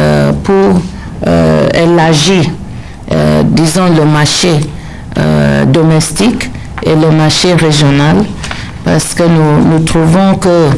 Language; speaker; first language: French; non-native, learner; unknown